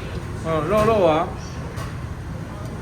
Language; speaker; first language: Japanese; native; Japanese